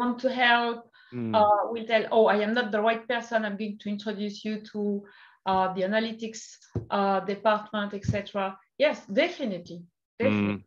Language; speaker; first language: English; non-native, fluent; French